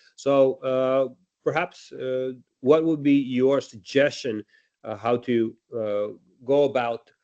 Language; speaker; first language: English; non-native, fluent; Latvian